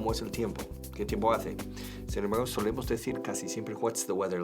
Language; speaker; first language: Spanish; native; Spanish